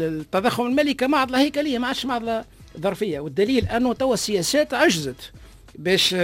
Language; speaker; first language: Arabic; native; Arabic